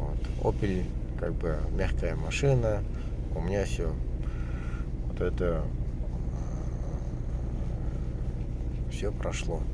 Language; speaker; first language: Russian; non-native, local second language; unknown